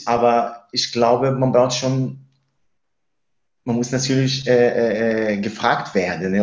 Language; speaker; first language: German; non-native, fluent; Spanish